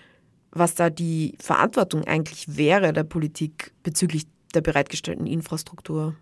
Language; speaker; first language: German; native; German